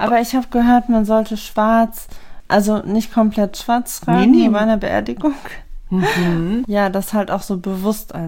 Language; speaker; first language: German; native; German